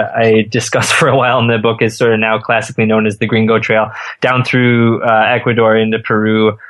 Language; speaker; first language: English; native; English